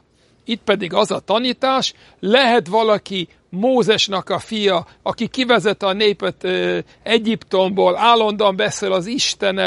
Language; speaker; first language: Hungarian; non-native, fluent; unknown